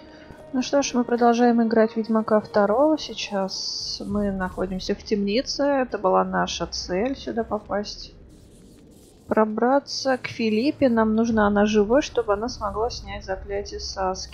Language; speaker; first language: Russian; native; Russian